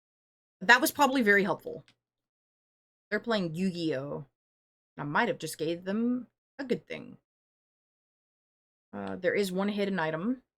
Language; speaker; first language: English; native; English